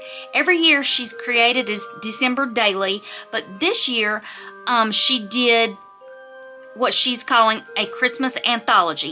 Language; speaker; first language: English; native; English